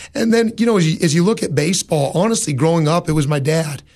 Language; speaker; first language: English; native; English